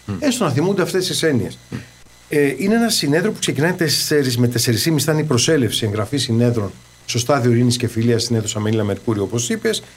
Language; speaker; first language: Greek; early bilingual, heritage; Greek